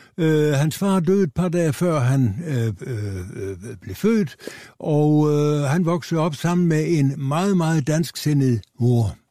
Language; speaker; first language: Danish; native; Danish